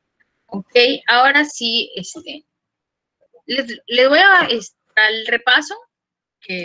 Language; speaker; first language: Spanish; native; Spanish